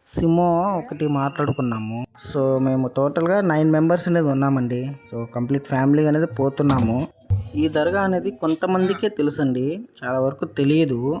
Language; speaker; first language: Telugu; non-native, local second language; Urdu